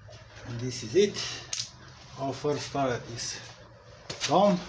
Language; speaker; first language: English; non-native, learner; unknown